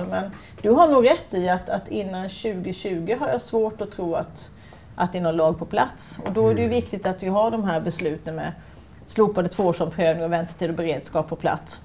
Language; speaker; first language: Swedish; native; Swedish